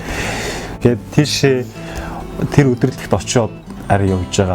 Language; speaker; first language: Mongolian; native; Mongolian